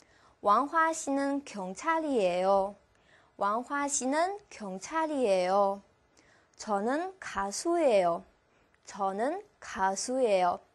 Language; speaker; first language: Korean; non-native, fluent; Chinese